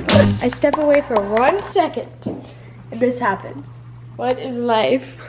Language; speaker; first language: English; native; English